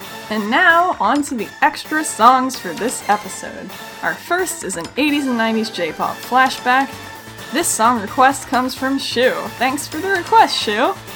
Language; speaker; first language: English; native; English